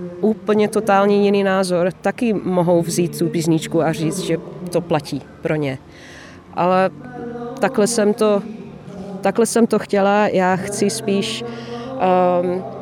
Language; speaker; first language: Czech; non-native, fluent; Dutch